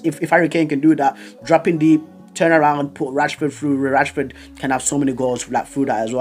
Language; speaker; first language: English; native; English